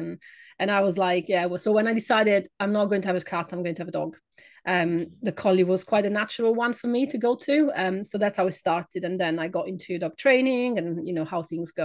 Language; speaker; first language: English; non-native, fluent; Italian